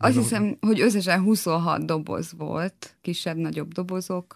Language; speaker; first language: Hungarian; native; Hungarian